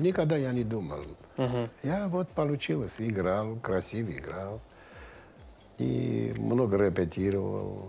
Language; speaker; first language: Russian; non-native, local second language; Armenian